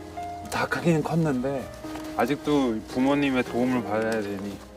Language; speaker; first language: Korean; native; Korean